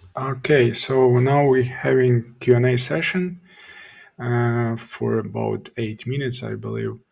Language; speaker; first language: English; non-native, fluent; Ukrainian